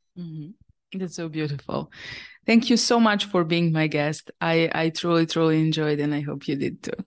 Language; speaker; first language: English; non-native, fluent; Serbian